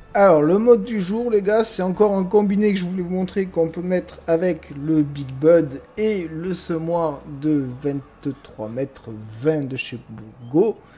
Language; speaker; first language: French; native; French